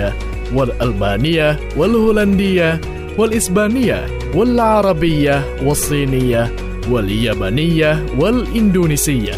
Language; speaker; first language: Arabic; non-native, fluent; Indonesian